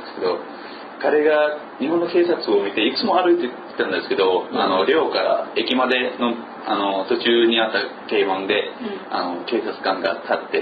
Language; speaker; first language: Japanese; non-native, fluent; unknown